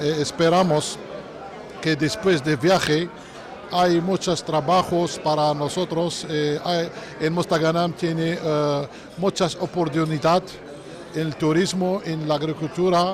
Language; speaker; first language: Spanish; non-native, learner; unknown